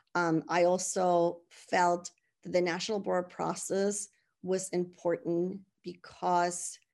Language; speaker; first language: English; non-native, fluent; Spanish